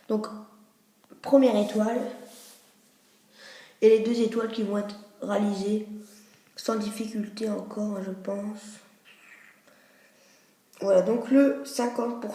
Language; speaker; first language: French; native; French